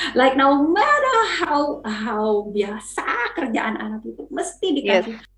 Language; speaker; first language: Indonesian; native; Indonesian